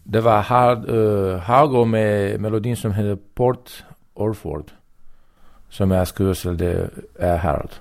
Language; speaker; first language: Danish; non-native, fluent; Romanian